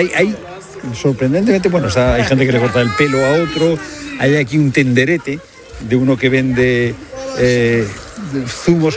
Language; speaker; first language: Spanish; native; Spanish